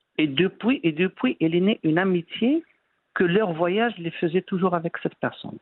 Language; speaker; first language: French; non-native, local second language; Arabic